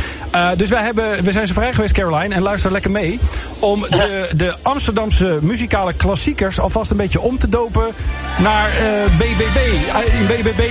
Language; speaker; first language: Dutch; native; Dutch